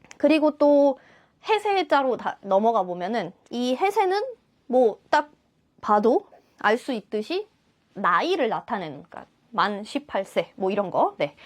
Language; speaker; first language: Korean; non-native, fluent; Russian